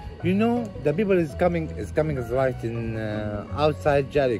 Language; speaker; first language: English; non-native, learner; Arabic